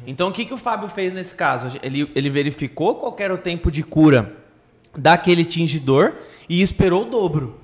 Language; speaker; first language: Portuguese; native; Portuguese